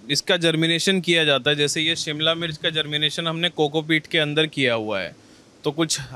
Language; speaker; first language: Hindi; native; Hindi